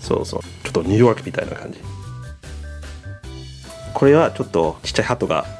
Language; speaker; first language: Japanese; non-native, learner; English